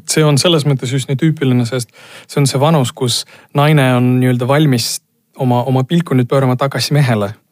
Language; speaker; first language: Estonian; non-native, local second language; Russian